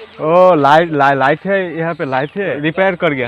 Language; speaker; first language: Hindi; non-native, learner; Bangla